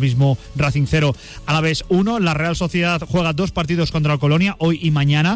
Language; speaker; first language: Spanish; native; Spanish